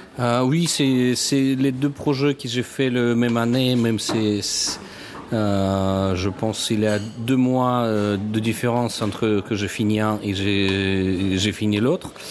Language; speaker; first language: French; non-native, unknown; Russian